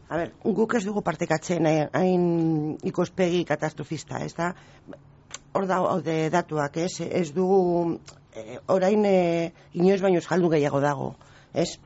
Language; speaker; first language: Basque; non-native, local second language; Spanish